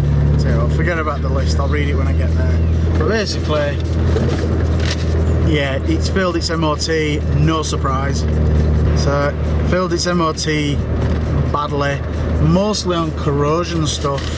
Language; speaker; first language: English; native; English